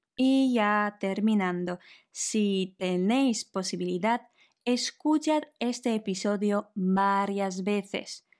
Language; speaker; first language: Spanish; non-native, fluent; Polish